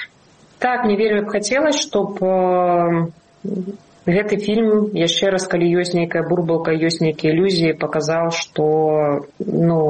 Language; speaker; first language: Belarusian; non-native, local second language; Russian